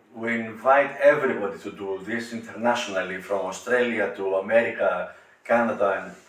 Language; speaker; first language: English; non-native, learner; Greek